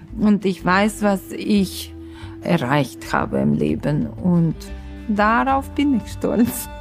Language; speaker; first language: German; non-native, fluent; Russian